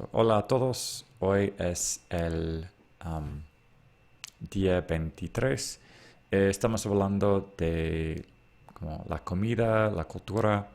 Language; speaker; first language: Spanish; non-native, fluent; English